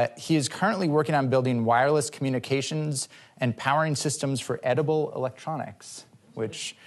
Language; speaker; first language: English; native; English